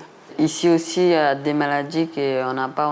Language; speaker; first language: French; non-native, local second language; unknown